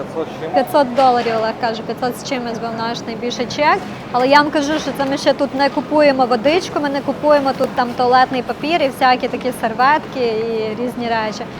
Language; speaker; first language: Ukrainian; non-native, local second language; Russian